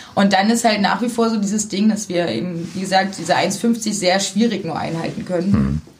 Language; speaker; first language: German; native; German